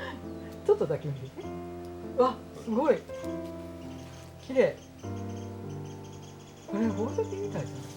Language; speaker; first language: Japanese; native; Japanese